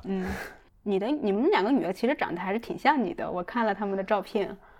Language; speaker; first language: Chinese; native; Chinese